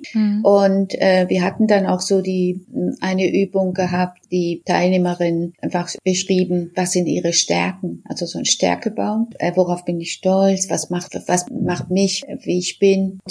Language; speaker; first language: German; early bilingual, other home language; Persian